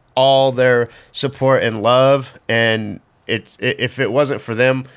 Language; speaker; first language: English; native; English